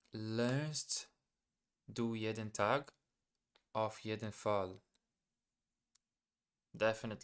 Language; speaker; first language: German; non-native, learner; English